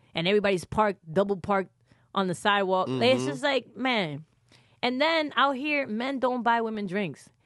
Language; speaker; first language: English; early bilingual, other home language; Spanish